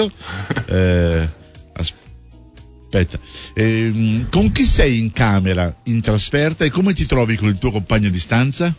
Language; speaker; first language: Italian; native; Italian